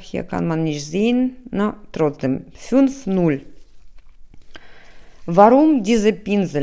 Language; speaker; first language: German; non-native, learner; Russian